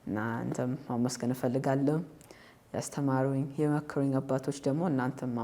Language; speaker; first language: Amharic; early bilingual, heritage; Amharic